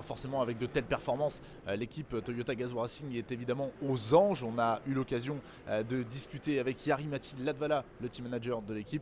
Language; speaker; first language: French; native; French